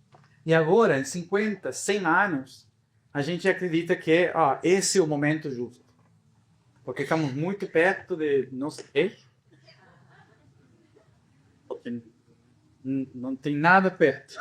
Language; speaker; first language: Portuguese; non-native, fluent; Spanish